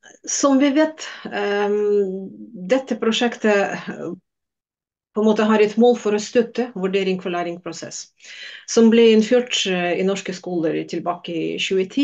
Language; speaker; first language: Norwegian; non-native, fluent; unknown